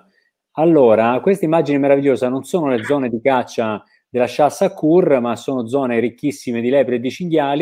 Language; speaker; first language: Italian; native; Italian